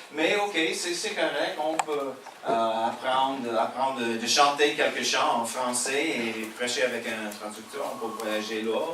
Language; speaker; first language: French; non-native, fluent; English